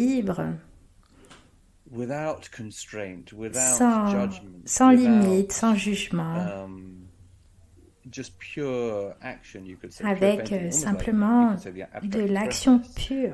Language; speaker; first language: French; native; French